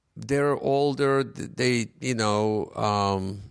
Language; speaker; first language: English; non-native, fluent; Russian